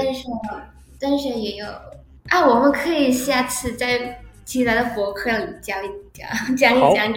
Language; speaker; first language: Chinese; early bilingual, heritage; Indonesian